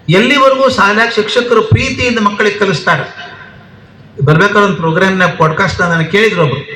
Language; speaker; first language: Kannada; native; Kannada